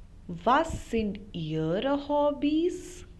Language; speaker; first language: German; non-native, fluent; Hindi